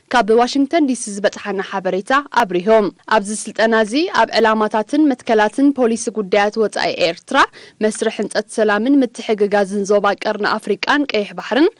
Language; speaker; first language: Tigrinya; native; Tigrinya